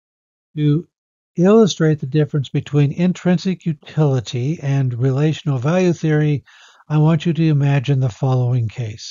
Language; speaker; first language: English; native; English